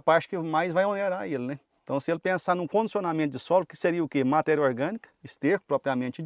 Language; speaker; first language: Portuguese; native; Portuguese